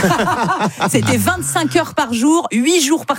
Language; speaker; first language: French; native; French